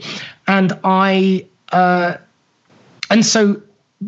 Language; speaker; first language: English; native; English